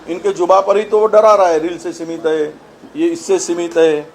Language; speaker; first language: Hindi; non-native, local second language; Marathi